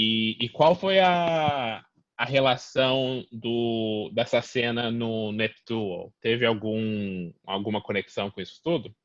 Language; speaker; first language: Portuguese; early bilingual, heritage; Portuguese